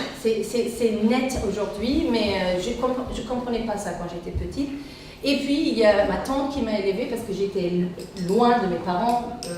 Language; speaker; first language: French; non-native, fluent; Arabic